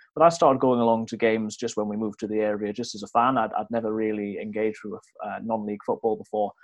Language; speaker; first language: English; native; English